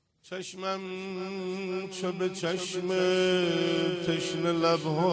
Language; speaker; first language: Persian; native; Persian